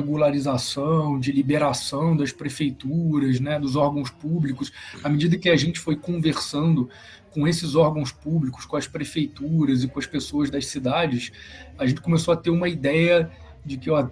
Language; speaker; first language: Portuguese; native; Portuguese